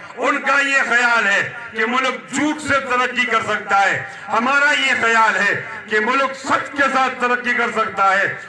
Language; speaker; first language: Urdu; non-native, local second language; Pashto